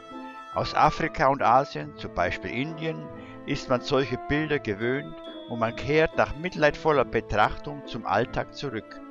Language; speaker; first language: German; native; German